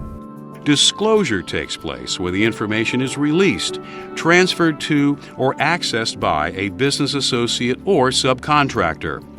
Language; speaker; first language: English; native; English